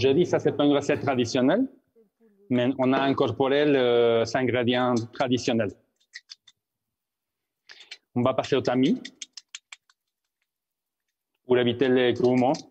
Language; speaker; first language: French; non-native, fluent; Spanish